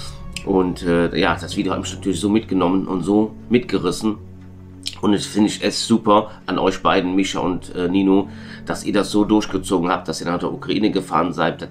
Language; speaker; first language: German; native; German